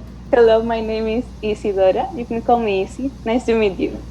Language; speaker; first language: English; non-native, fluent; Spanish